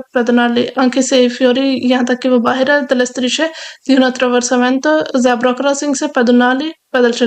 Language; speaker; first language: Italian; non-native, fluent; Urdu